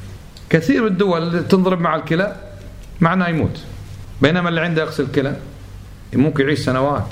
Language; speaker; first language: Arabic; native; Arabic